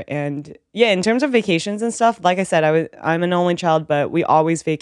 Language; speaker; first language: English; early bilingual, other home language; Vietnamese